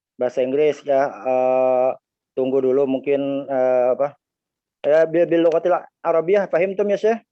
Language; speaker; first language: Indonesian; native; Indonesian